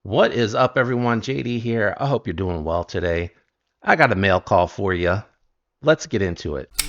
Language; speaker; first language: English; native; English